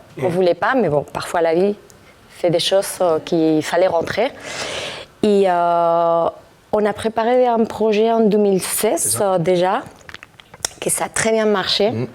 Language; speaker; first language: French; non-native, fluent; Spanish